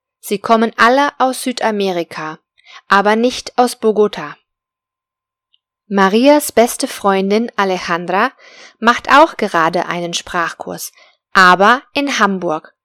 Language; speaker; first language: German; non-native, fluent; Spanish